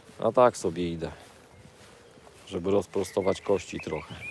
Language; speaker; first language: Polish; native; Polish